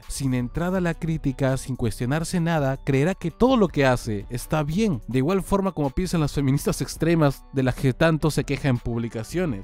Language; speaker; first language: Spanish; native; Spanish